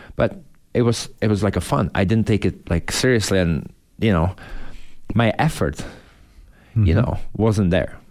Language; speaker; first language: English; non-native, fluent; Czech